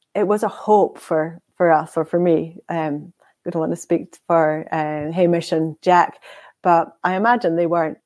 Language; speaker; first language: English; native; English